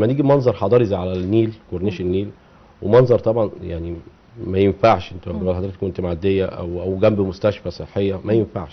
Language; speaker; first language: Arabic; native; Arabic